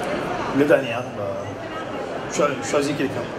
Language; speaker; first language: French; non-native, learner; Portuguese